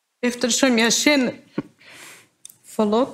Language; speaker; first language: Swedish; non-native, learner; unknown